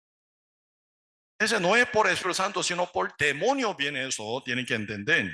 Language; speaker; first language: Spanish; non-native, learner; Korean